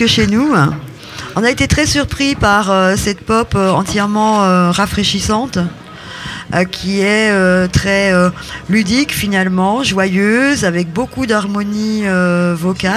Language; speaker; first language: French; native; French